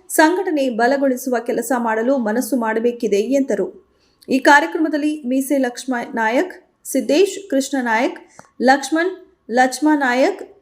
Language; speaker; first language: Kannada; native; Kannada